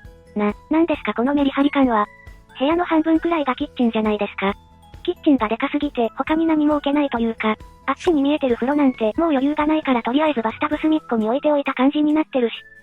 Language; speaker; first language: Japanese; native; Japanese